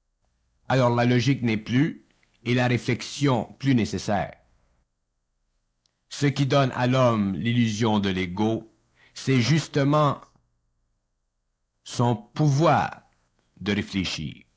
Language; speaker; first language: French; native; French